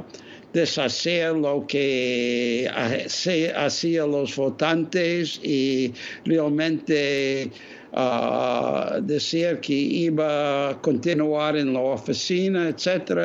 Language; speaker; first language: Spanish; non-native, fluent; English